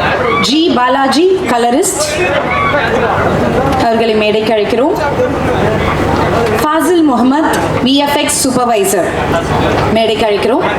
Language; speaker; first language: Tamil; native; Tamil